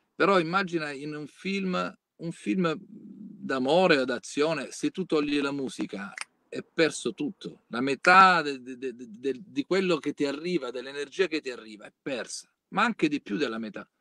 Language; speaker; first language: Italian; native; Italian